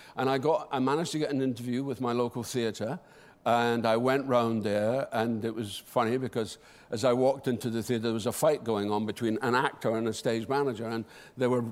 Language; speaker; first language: English; native; English